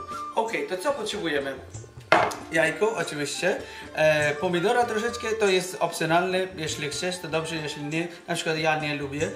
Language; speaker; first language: Polish; non-native, learner; Bangla